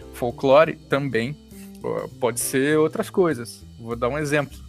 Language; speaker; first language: Portuguese; native; Portuguese